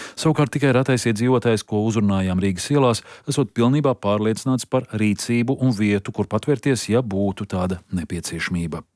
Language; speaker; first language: Latvian; native; Latvian